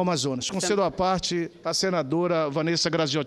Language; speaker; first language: Portuguese; native; Portuguese